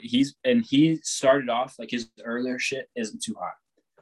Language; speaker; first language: English; native; English